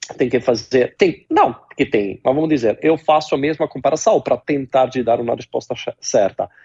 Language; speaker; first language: Portuguese; non-native, fluent; Italian